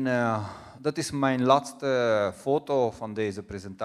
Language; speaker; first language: Dutch; non-native, fluent; Russian